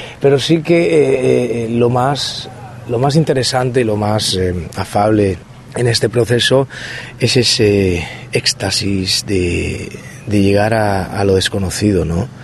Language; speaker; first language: Spanish; native; Spanish